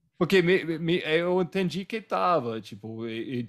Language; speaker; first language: Portuguese; non-native, fluent; English